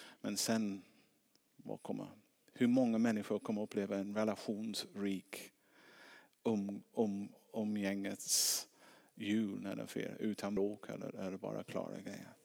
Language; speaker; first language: Swedish; non-native, fluent; English